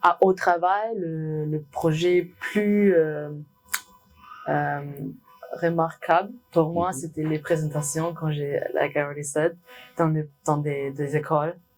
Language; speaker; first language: French; non-native, learner; German